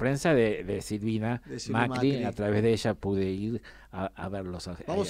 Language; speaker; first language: Spanish; native; Spanish